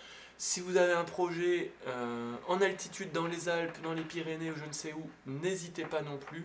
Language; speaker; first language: French; native; French